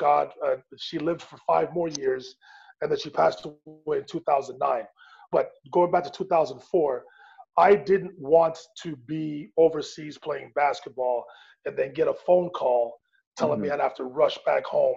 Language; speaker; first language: English; native; English